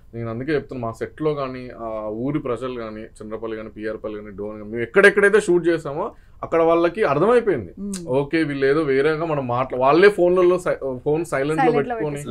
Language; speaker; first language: Telugu; native; Telugu